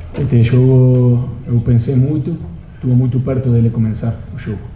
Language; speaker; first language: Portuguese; non-native, fluent; Spanish